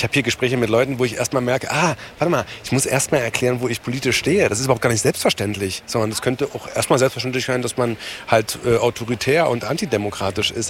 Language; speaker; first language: German; native; German